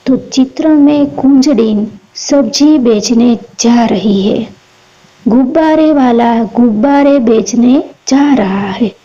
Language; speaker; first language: Hindi; non-native, local second language; Gujarati